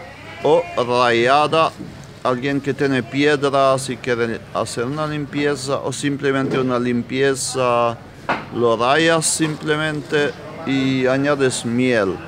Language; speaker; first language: Spanish; non-native, fluent; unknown